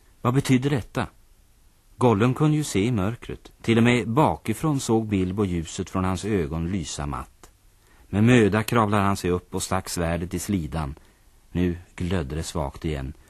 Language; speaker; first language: Swedish; native; Swedish